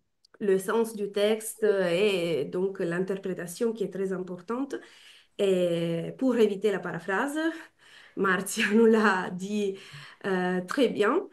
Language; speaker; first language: French; non-native, fluent; Italian